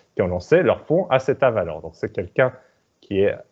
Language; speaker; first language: French; native; French